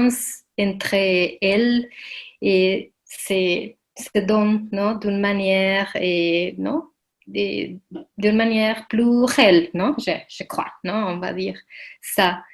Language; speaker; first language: French; non-native, fluent; Spanish